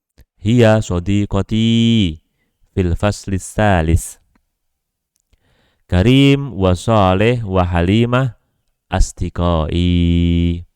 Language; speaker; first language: Arabic; non-native, fluent; Indonesian